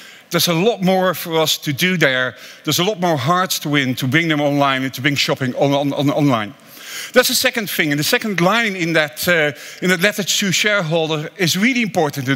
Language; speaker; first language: English; non-native, fluent; Dutch